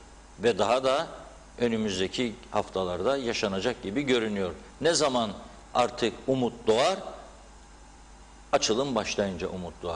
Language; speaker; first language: Turkish; native; Turkish